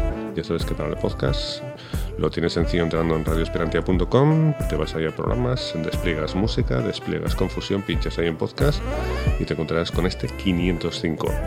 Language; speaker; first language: Spanish; native; Spanish